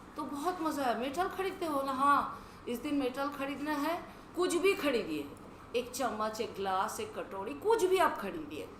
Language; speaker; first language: Hindi; non-native, local second language; Bangla